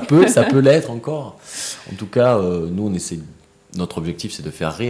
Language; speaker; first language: French; native; French